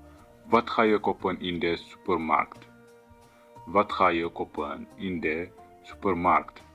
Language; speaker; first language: Dutch; non-native, fluent; Tigrinya